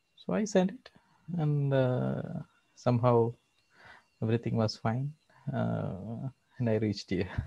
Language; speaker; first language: English; non-native, local second language; Malayalam